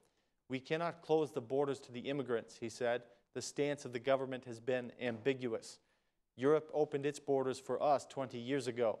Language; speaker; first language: English; non-native, fluent; Albanian